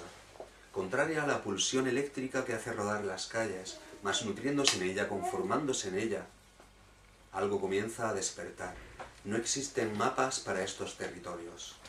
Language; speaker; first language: Spanish; native; Spanish